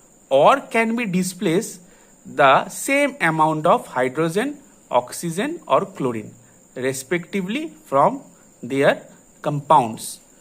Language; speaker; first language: English; non-native, local second language; Bangla